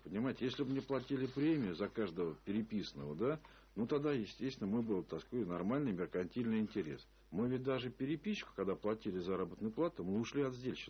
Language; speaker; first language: Russian; native; Russian